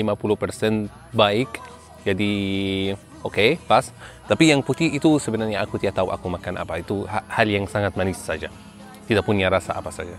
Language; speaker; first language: Indonesian; non-native, learner; Arabic